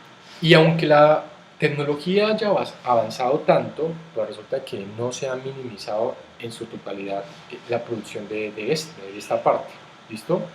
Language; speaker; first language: Spanish; native; Spanish